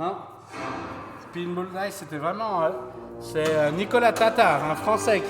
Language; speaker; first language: French; native; French